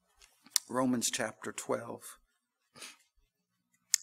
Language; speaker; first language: English; native; English